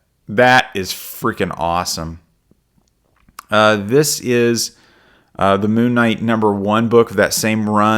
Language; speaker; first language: English; native; English